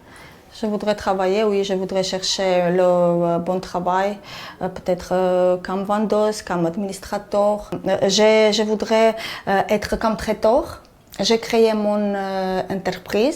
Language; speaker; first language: French; non-native, learner; Armenian